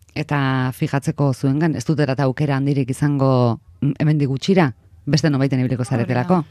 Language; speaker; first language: Basque; native; Basque